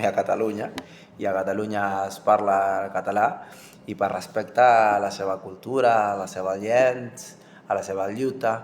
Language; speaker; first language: Catalan; non-native, learner; Spanish